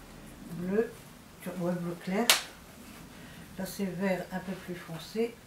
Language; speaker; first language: French; native; French